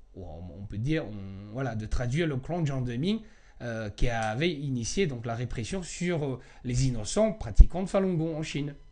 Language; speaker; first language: French; non-native, fluent; Chinese